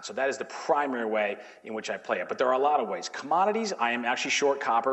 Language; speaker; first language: English; native; English